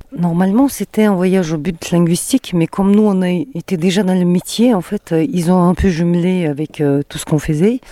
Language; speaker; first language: French; non-native, fluent; Russian